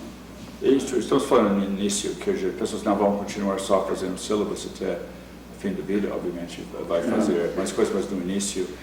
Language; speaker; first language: Portuguese; non-native, fluent; English